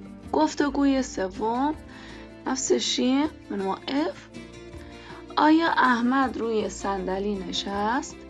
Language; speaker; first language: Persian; non-native, fluent; Arabic